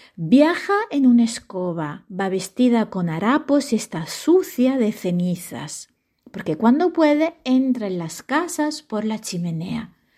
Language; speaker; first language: Spanish; non-native, fluent; Italian